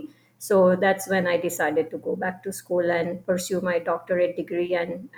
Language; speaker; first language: English; non-native, local second language; Gujarati